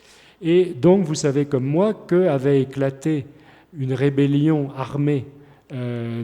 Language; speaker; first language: French; native; French